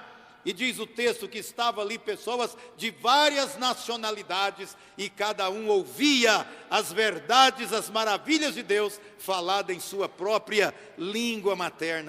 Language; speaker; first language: Portuguese; native; Portuguese